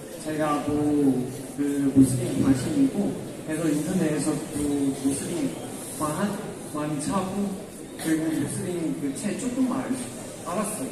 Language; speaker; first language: Korean; non-native, learner; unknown